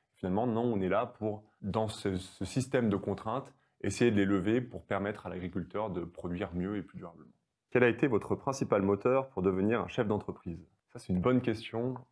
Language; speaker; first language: French; native; French